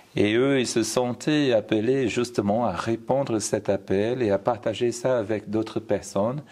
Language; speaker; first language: French; non-native, fluent; Portuguese